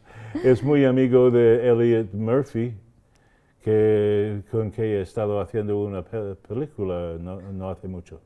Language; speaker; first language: Spanish; non-native, fluent; English